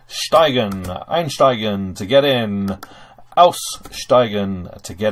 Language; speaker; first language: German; non-native, fluent; English